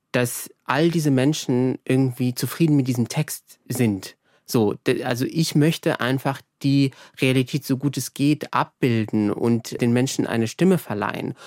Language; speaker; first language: German; early bilingual, other home language; Arabic